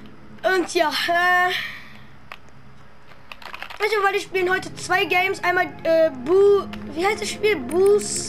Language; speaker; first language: German; native; German